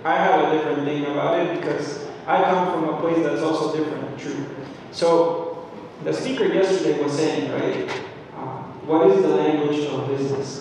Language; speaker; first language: English; non-native, fluent; Spanish